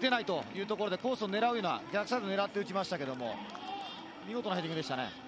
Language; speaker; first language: Japanese; native; Japanese